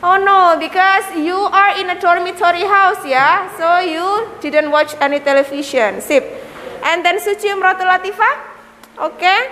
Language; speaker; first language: English; non-native, learner; Indonesian